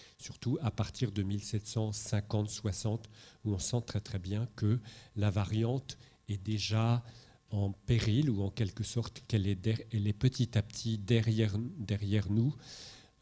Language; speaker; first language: French; native; French